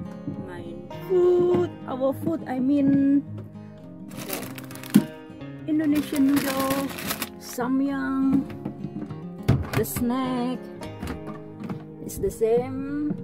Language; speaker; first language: English; non-native, learner; Indonesian